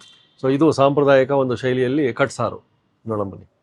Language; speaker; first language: Kannada; native; Kannada